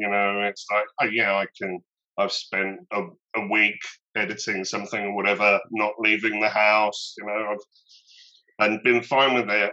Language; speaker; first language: English; native; English